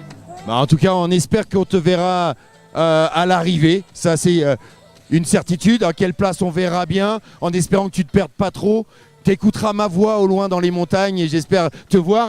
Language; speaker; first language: French; native; French